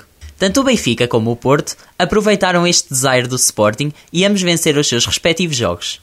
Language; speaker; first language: Portuguese; native; Portuguese